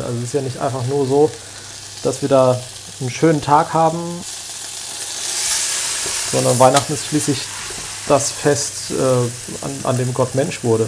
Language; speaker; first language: German; native; German